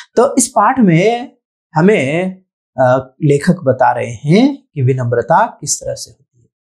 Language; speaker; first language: Hindi; non-native, local second language; Telugu